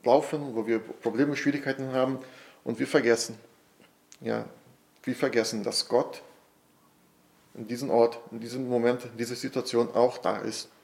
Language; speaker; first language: German; non-native, fluent; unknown